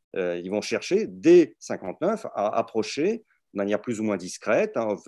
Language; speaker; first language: French; early bilingual, other home language; Russian